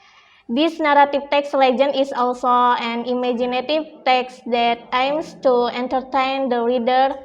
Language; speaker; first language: English; non-native, learner; Indonesian